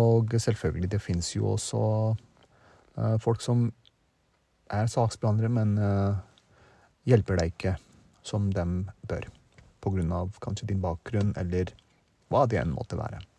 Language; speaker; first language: Norwegian; early bilingual, other home language; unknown